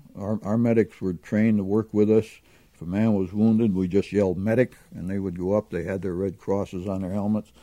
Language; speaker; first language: English; native; English